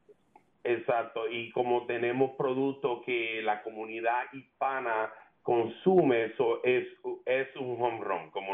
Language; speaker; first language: Spanish; early bilingual, heritage; Spanish